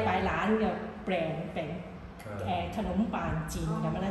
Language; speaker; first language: Thai; non-native, learner; Cantonese